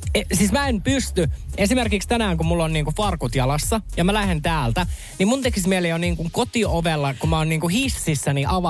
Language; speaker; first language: Finnish; native; Finnish